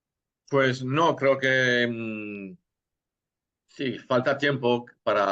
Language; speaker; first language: Spanish; non-native, fluent; French